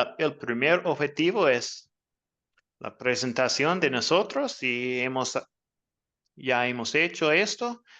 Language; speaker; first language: Spanish; non-native, learner; English